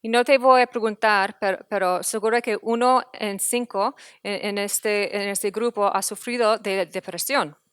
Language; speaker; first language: Spanish; non-native, fluent; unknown